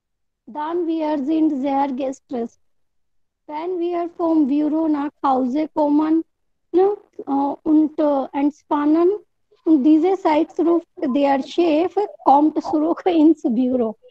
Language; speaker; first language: German; non-native, learner; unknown